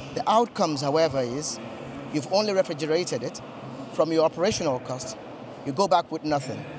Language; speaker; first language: English; non-native, local second language; Yoruba